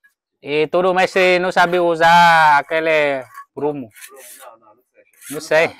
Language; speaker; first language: Portuguese; non-native, learner; Vietnamese